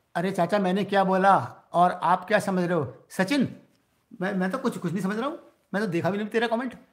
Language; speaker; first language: Hindi; native; Hindi